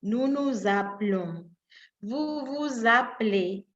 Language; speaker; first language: French; non-native, fluent; Spanish